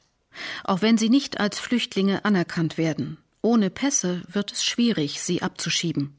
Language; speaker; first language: German; native; German